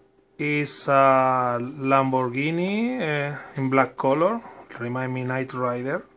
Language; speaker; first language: English; non-native, learner; Spanish